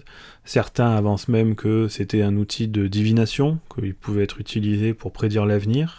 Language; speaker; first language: French; native; French